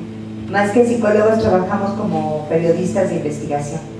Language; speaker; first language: Spanish; native; Spanish